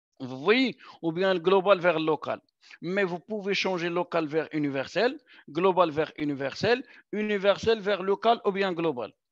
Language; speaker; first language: French; non-native, local second language; Arabic